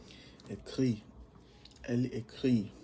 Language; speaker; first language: French; non-native, learner; English